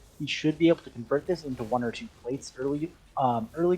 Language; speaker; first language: English; native; English